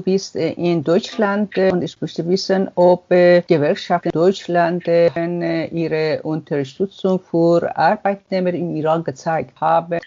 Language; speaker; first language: German; non-native, learner; Persian